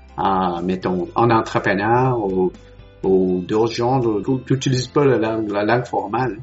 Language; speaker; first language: French; non-native, learner; Portuguese